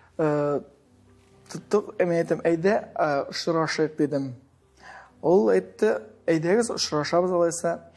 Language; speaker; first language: Tatar; early bilingual, heritage; Tatar